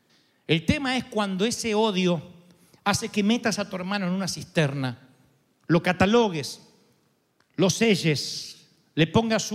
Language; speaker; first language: Spanish; native; Spanish